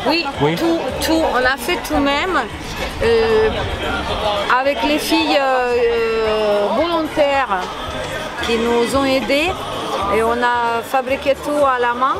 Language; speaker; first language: French; non-native, fluent; Ukrainian